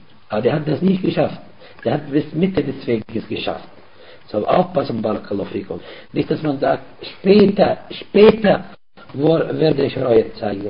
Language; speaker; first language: German; non-native, fluent; Arabic